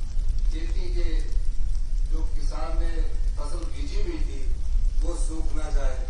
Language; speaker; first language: Hindi; native; Hindi